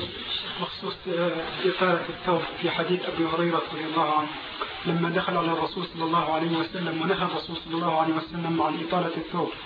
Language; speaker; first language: Arabic; native; Arabic